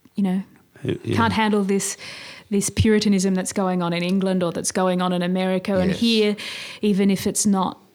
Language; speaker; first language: English; native; English